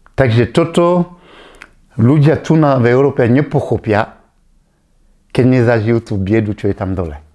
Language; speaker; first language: Slovak; non-native, fluent; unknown